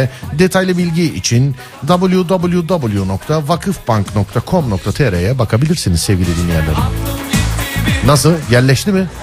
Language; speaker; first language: Turkish; native; Turkish